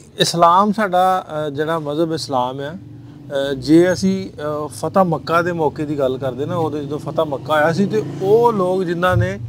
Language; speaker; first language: Punjabi; native; Punjabi